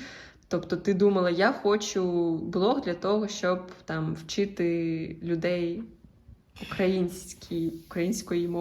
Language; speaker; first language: Ukrainian; native; Ukrainian